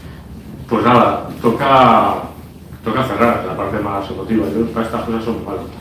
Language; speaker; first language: Spanish; native; Spanish